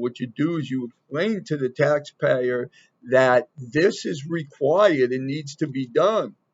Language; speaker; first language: English; native; English